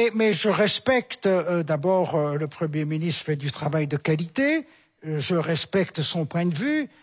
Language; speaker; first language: French; native; French